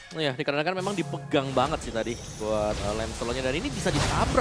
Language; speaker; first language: Indonesian; native; Indonesian